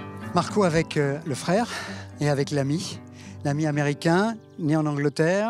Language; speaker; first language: French; native; French